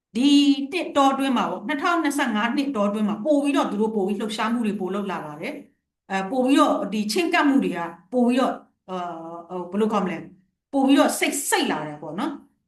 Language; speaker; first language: Burmese; non-native, local second language; Shwe Palaung